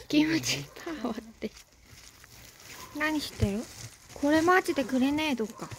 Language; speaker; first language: Japanese; non-native, fluent; Korean